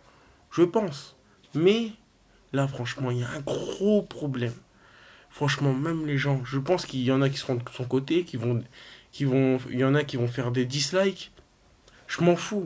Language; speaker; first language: French; native; French